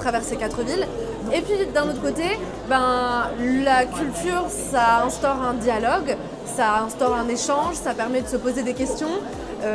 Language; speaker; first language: French; native; French